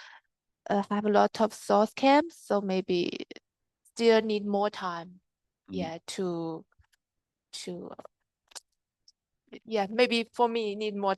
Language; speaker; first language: English; non-native, learner; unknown